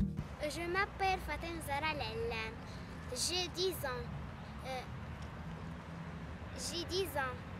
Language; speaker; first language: French; non-native, learner; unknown